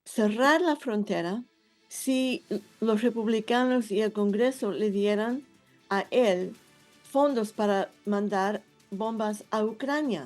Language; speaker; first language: Spanish; non-native, fluent; English